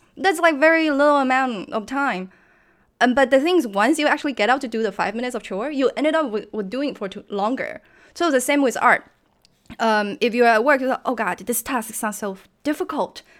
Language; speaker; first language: English; non-native, fluent; Chinese